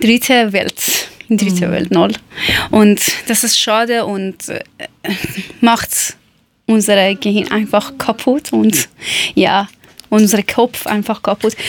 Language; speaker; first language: German; non-native, learner; Persian